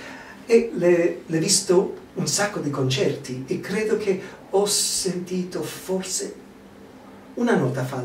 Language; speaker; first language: Italian; non-native, fluent; English